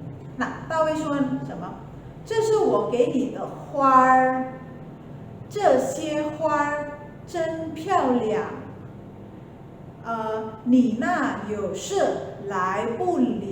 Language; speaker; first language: Chinese; non-native, fluent; Indonesian